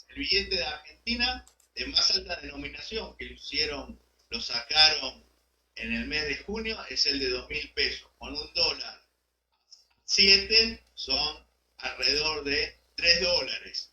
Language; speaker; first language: Spanish; native; Spanish